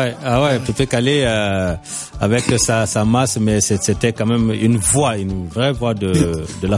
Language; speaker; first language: French; non-native, local second language; Bambara